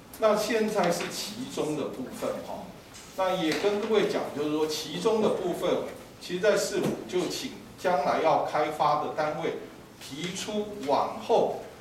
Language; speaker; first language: Chinese; native; Chinese